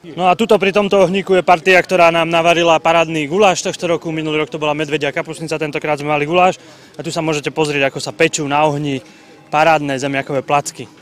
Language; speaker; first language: Slovak; native; Slovak